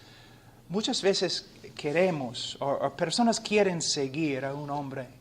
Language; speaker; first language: Spanish; non-native, fluent; English